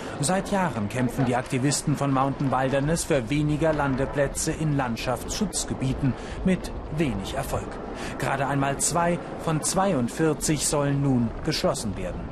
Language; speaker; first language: German; native; German